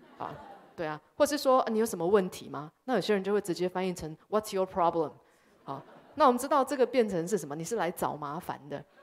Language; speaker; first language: Chinese; early bilingual, heritage; Chinese